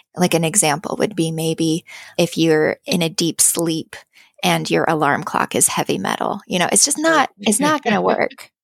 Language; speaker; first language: English; native; English